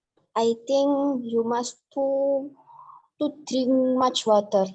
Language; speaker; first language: English; non-native, learner; Indonesian